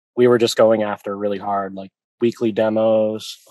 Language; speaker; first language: English; native; English